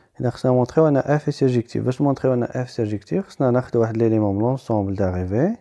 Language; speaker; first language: French; non-native, local second language; Arabic